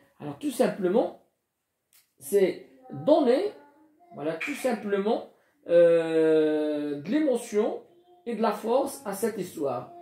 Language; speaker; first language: French; non-native, local second language; Arabic